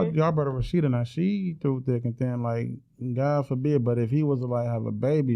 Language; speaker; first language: English; native; English